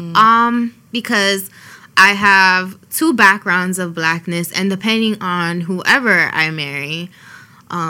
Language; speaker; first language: English; early bilingual, other home language; Spanish